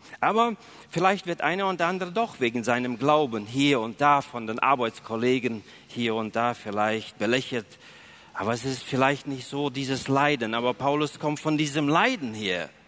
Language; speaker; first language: German; early bilingual, other home language; Russian